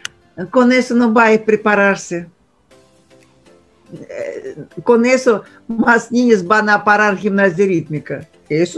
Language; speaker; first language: Spanish; non-native, fluent; Russian